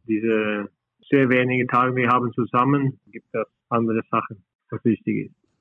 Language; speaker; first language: German; non-native, learner; Norwegian